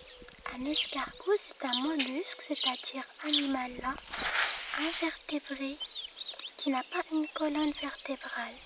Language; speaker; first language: French; non-native, local second language; Arabic